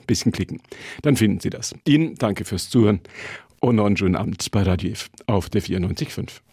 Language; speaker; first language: German; native; German